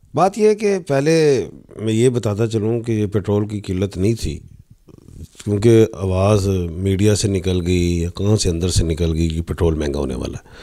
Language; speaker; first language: Urdu; non-native, local second language; Punjabi